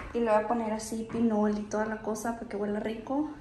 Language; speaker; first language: Spanish; early bilingual, heritage; Spanish